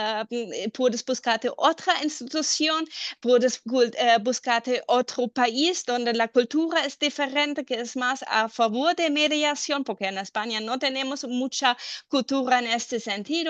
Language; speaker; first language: Spanish; non-native, fluent; German